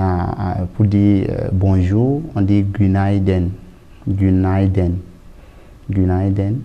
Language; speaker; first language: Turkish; non-native, learner; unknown